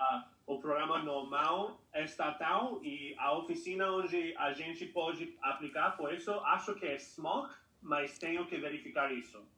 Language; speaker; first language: Portuguese; non-native, fluent; English